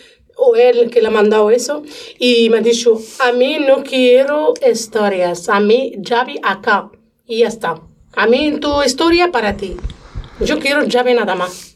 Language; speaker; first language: Spanish; non-native, learner; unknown